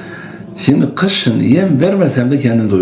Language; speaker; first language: Turkish; non-native, local second language; Kurdish